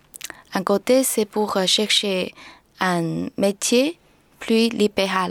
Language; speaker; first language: French; non-native, learner; Chinese